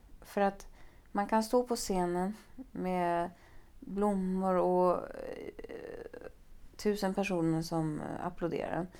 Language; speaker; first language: Swedish; native; Swedish